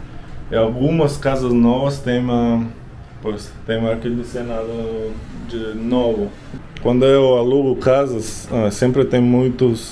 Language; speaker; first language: Portuguese; non-native, learner; Russian